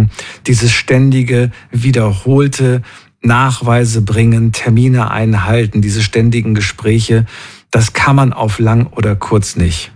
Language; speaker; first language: German; native; German